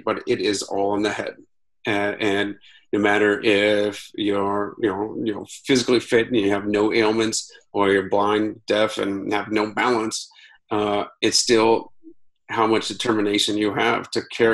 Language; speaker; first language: English; native; English